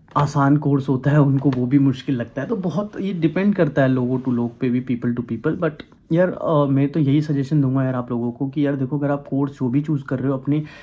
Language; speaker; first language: Hindi; native; Hindi